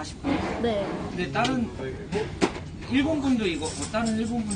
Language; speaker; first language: Korean; native; Korean